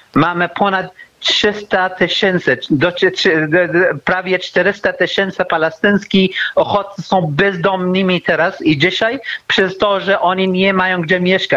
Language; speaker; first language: Polish; non-native, learner; Arabic